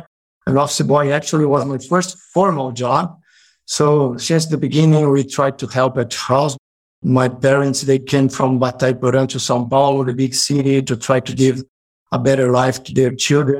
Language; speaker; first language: English; non-native, fluent; Portuguese